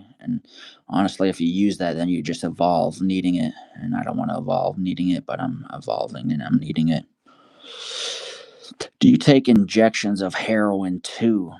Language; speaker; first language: English; native; English